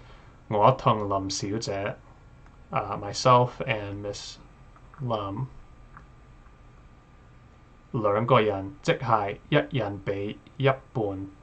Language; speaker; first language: Cantonese; non-native, learner; English